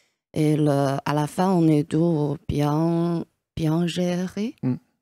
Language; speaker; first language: French; non-native, learner; Chinese